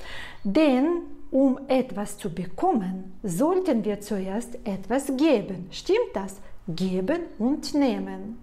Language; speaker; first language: German; non-native, fluent; Russian